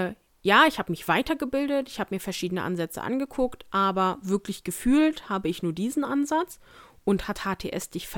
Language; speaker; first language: German; native; German